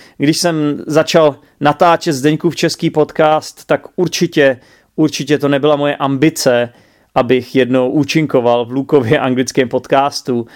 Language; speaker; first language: Czech; native; Czech